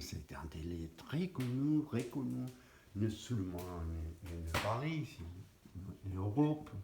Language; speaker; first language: French; non-native, fluent; Spanish